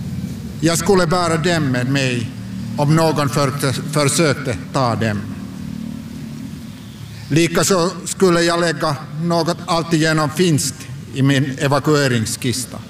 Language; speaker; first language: Swedish; non-native, local second language; Finnish